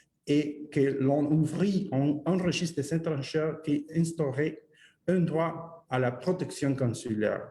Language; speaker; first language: French; non-native, fluent; Spanish